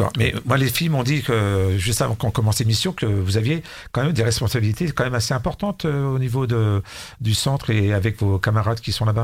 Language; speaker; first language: French; native; French